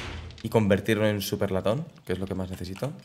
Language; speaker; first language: Spanish; native; Spanish